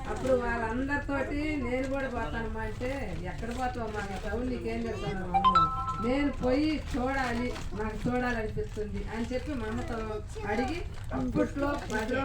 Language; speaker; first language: Telugu; native; Telugu